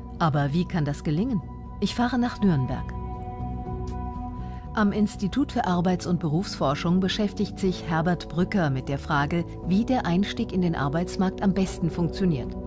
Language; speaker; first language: German; native; German